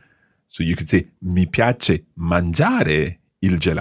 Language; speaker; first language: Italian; non-native, fluent; English